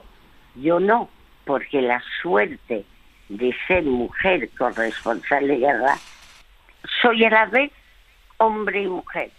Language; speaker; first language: Spanish; early bilingual, other home language; French